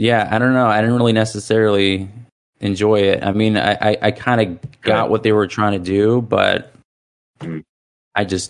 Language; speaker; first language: English; native; English